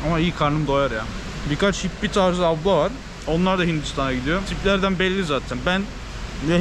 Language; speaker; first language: Turkish; native; Turkish